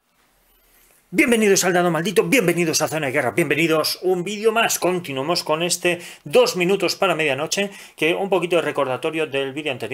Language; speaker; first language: Spanish; native; Spanish